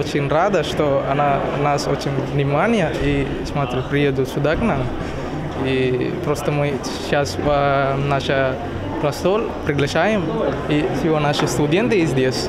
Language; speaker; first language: Russian; non-native, learner; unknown